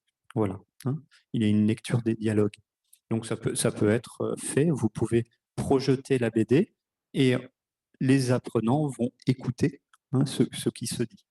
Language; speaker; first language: French; native; French